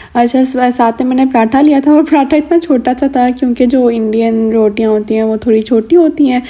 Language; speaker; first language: Urdu; native; Urdu